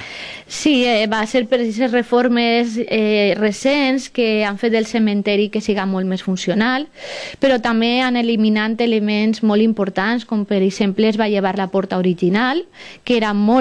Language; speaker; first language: Catalan; native; Catalan